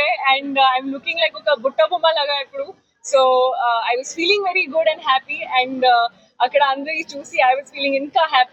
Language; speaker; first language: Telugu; non-native, fluent; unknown